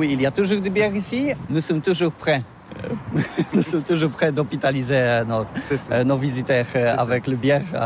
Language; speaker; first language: French; non-native, learner; Polish